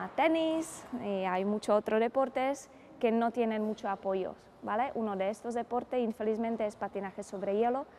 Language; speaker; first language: Spanish; non-native, fluent; Czech